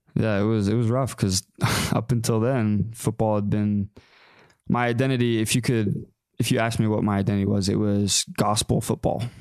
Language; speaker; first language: English; native; English